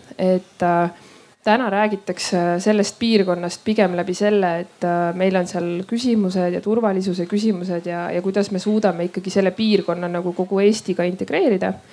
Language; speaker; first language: Estonian; native; Estonian